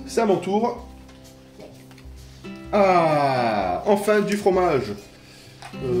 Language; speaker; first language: French; native; French